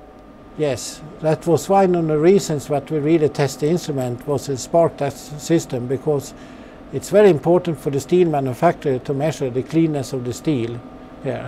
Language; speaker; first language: English; non-native, fluent; Swedish